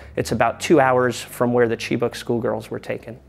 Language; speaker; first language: English; native; English